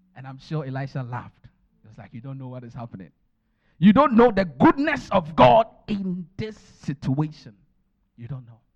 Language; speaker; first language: English; non-native, local second language; Akan